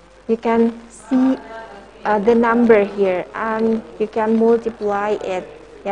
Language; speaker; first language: English; non-native, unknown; Indonesian